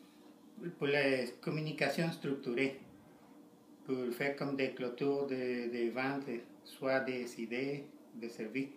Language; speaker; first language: French; non-native, learner; Spanish